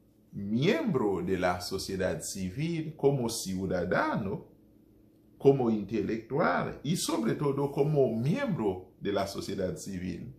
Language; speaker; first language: Spanish; non-native, fluent; Haitian Creole